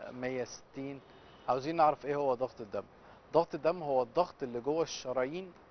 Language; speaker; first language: Arabic; native; Arabic